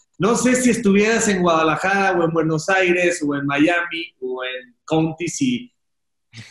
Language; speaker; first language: Spanish; native; Spanish